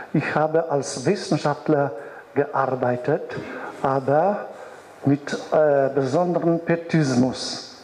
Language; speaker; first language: German; non-native, fluent; Polish